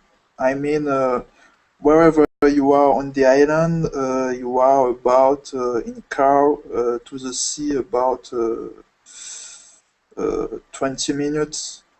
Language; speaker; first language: English; non-native, fluent; French